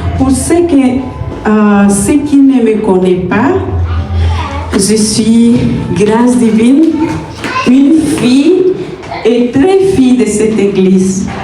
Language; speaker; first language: French; non-native, fluent; Spanish